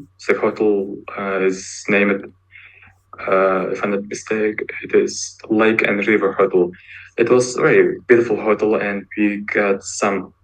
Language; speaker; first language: English; non-native, learner; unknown